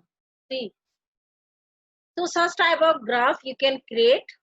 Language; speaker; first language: English; non-native, local second language; Hindi